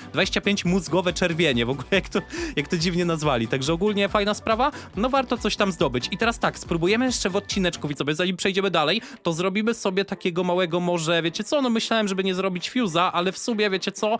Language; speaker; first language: Polish; native; Polish